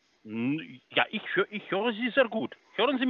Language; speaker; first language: German; non-native, fluent; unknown